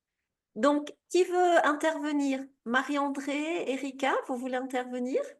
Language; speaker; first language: French; native; French